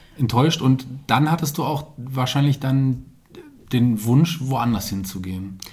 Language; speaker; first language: German; native; German